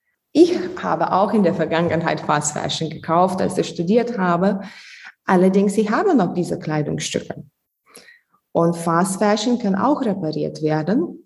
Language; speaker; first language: German; non-native, fluent; Lithuanian